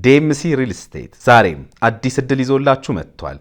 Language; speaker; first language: Amharic; native; Amharic